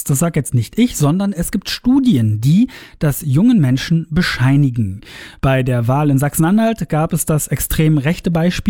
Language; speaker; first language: German; native; German